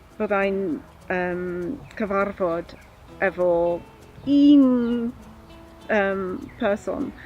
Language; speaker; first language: Welsh; non-native, learner; English